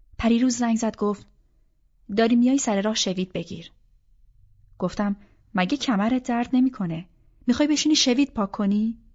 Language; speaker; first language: Persian; native; Persian